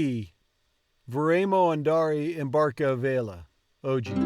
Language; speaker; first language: Italian; non-native, learner; English